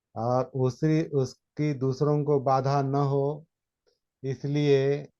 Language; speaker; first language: Hindi; non-native, local second language; Marathi